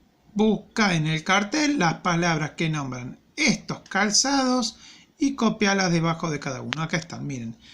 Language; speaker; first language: Spanish; native; Spanish